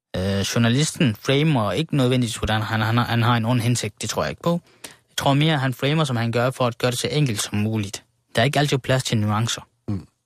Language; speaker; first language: Danish; early bilingual, other home language; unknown